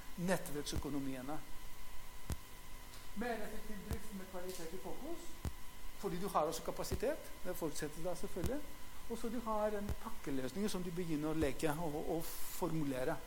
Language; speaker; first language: Norwegian; non-native, fluent; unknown